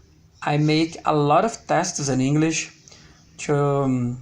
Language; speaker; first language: English; non-native, learner; Portuguese